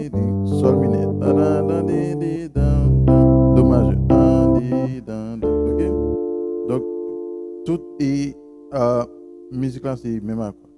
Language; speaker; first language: French; non-native, local second language; Haitian Creole